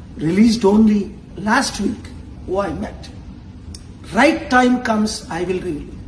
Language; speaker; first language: English; non-native, local second language; Telugu